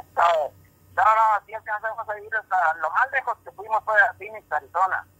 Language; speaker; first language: Spanish; native; Spanish